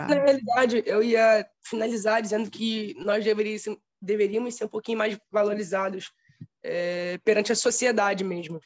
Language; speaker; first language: Portuguese; native; Portuguese